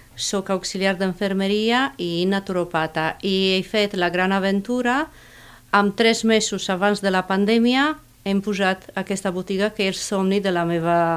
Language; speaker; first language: Catalan; non-native, fluent; Spanish